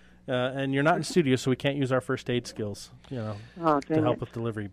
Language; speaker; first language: English; native; English